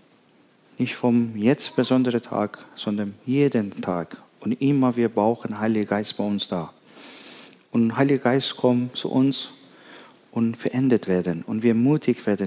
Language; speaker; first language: German; non-native, learner; Persian